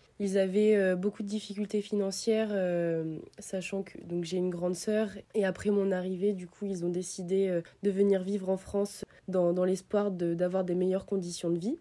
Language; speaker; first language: French; early bilingual, other home language; Italian